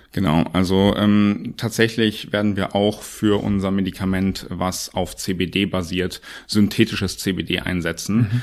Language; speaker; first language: German; native; German